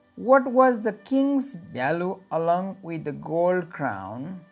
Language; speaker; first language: English; non-native, local second language; Nepali